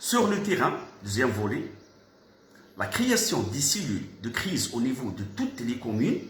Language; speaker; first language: French; non-native, local second language; Arabic